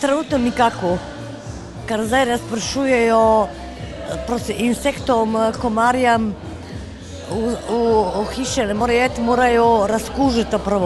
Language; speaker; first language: Slovenian; non-native, learner; Croatian